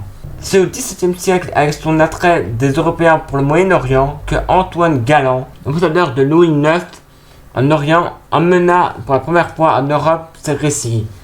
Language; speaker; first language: French; native; French